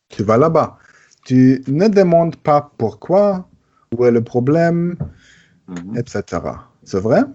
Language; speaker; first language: French; non-native, learner; German